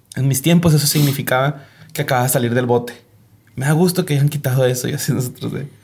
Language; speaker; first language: Spanish; native; Spanish